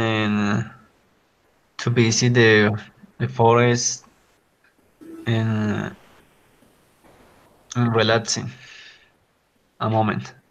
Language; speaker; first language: English; non-native, learner; Spanish